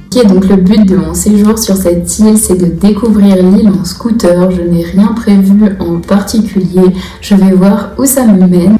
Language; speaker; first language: French; native; French